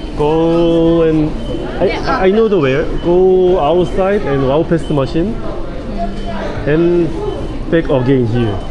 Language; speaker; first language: English; non-native, learner; Korean